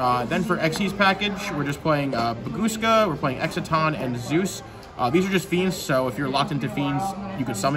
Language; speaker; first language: English; native; English